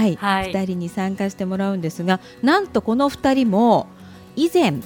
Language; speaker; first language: Japanese; native; Japanese